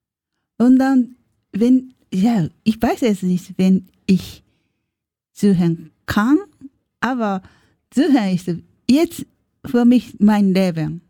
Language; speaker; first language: German; non-native, learner; Japanese